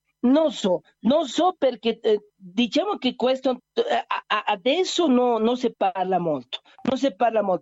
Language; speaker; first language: Italian; non-native, learner; Spanish